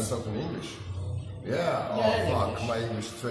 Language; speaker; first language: English; non-native, learner; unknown